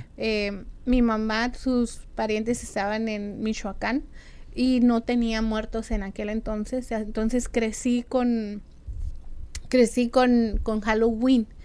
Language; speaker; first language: Spanish; native; Spanish